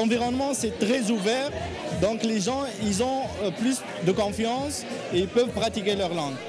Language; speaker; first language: French; non-native, learner; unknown